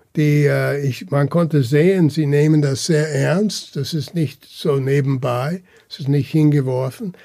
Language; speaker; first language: German; early bilingual, heritage; German